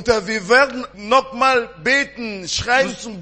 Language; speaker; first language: German; non-native, learner; French